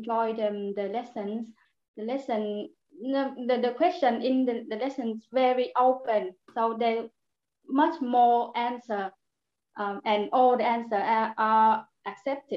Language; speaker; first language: English; non-native, learner; Vietnamese